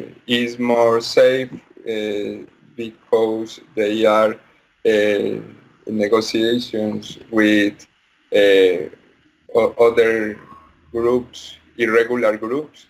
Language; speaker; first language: English; non-native, learner; Spanish